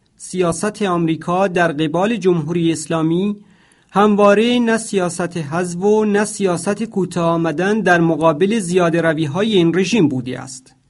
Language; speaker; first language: Persian; non-native, local second language; Central Kurdish